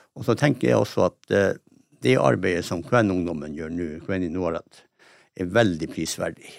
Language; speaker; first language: Norwegian; native; Norwegian